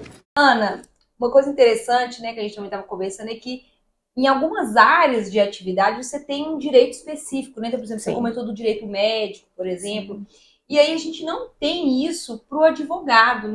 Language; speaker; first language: Portuguese; native; Portuguese